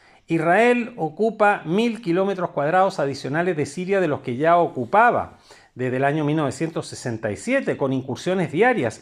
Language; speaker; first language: Spanish; native; Spanish